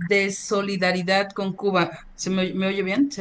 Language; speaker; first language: Spanish; native; Spanish